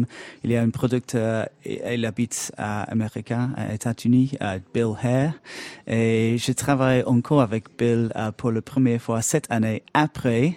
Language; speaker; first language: French; non-native, learner; English